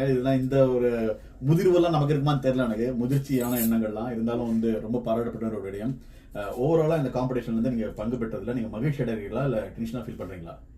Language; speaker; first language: Tamil; native; Tamil